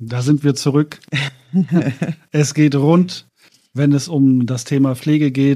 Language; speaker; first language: German; native; German